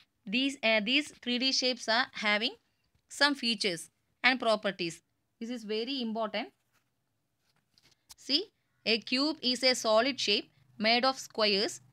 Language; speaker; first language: English; non-native, local second language; Tamil